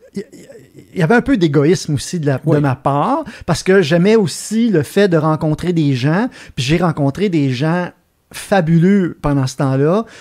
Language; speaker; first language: French; native; French